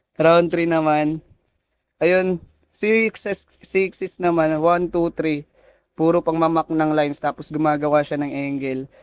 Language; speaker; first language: Filipino; non-native, local second language; Cebuano